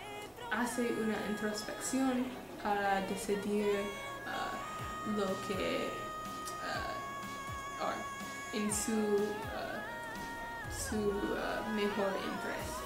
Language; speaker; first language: Spanish; non-native, learner; English